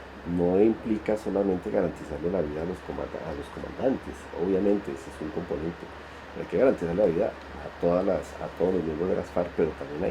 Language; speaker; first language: Spanish; native; Spanish